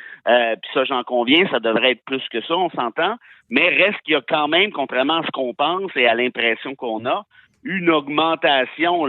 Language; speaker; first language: French; native; French